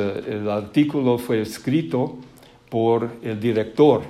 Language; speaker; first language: Spanish; non-native, fluent; English